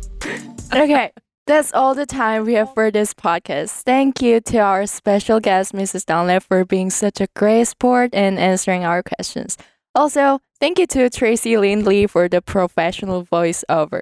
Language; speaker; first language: English; non-native, fluent; Korean